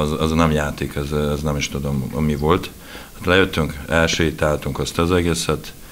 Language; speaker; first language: Hungarian; non-native, fluent; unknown